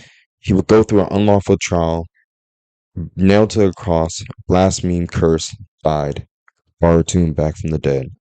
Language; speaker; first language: English; native; English